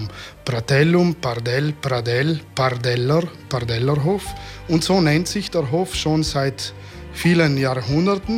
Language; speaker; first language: German; native; German